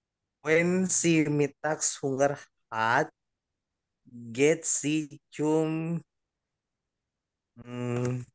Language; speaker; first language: German; non-native, learner; Indonesian